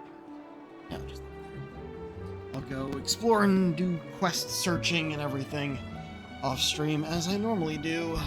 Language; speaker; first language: English; native; English